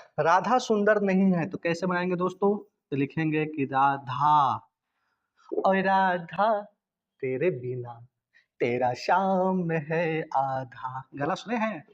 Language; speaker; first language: Hindi; native; Hindi